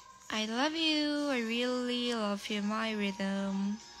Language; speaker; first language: English; non-native, learner; Korean